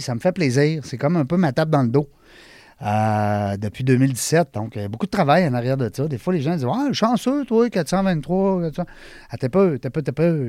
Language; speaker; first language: French; native; French